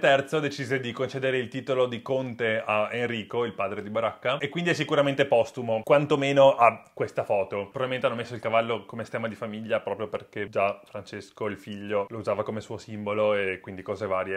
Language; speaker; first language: Italian; native; Italian